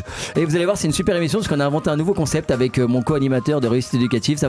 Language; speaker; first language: French; native; French